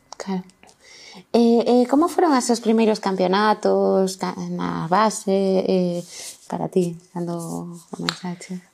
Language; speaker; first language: Galician; non-native, local second language; Spanish